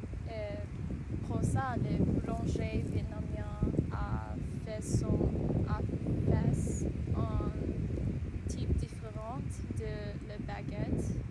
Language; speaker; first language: French; non-native, learner; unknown